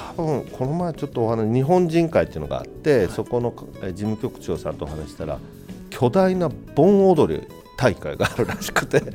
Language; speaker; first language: Japanese; native; Japanese